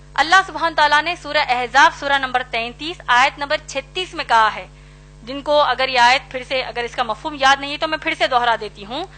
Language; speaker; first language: Urdu; native; Urdu